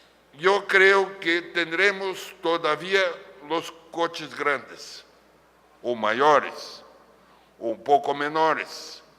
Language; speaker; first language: Spanish; non-native, fluent; Portuguese